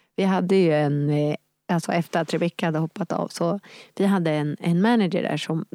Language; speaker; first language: Swedish; native; Swedish